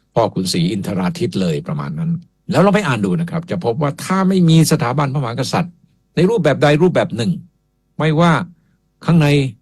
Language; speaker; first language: Thai; native; Thai